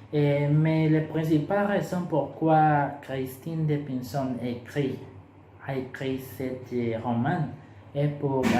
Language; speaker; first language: French; non-native, learner; Spanish